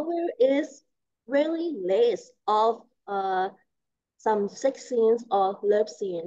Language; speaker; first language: English; non-native, learner; Thai